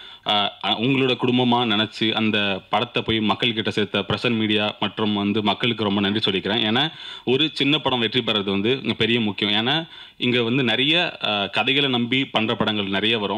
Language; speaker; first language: Tamil; native; Tamil